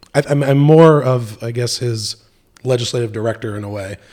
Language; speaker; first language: English; native; English